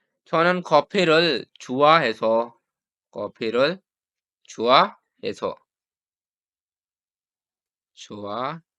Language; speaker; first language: Korean; non-native, fluent; Urdu